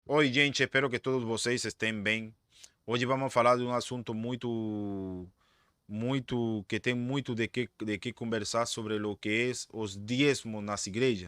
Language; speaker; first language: Portuguese; non-native, fluent; Spanish